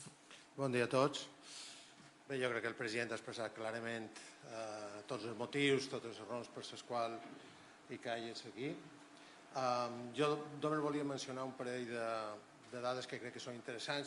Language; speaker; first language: Catalan; native; Catalan